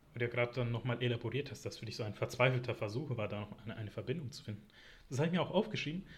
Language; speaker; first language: German; native; German